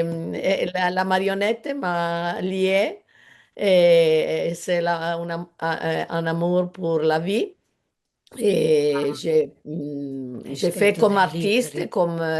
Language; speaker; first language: French; non-native, learner; Italian